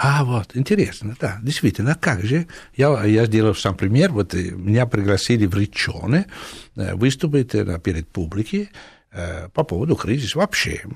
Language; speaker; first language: Russian; non-native, fluent; Italian